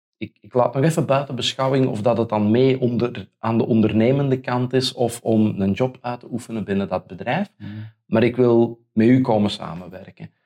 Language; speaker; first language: Dutch; native; Dutch